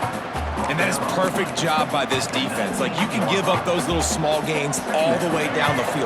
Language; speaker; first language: English; native; English